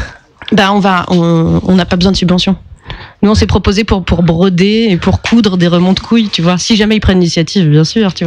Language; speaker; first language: French; native; French